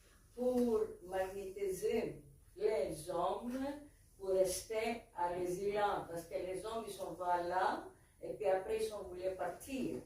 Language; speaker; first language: French; non-native, learner; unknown